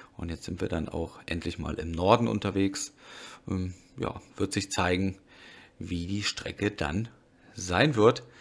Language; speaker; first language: German; native; German